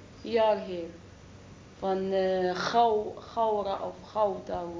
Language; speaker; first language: Dutch; non-native, learner; Arabic